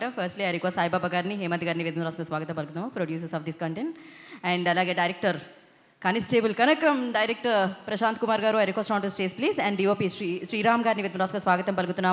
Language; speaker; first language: Telugu; native; Telugu